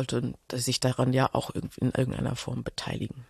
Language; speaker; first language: German; native; German